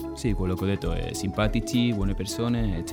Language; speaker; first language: Italian; non-native, fluent; Spanish